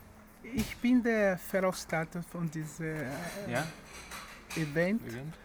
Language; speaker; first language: German; non-native, learner; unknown